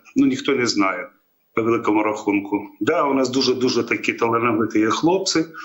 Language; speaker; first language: Ukrainian; native; Ukrainian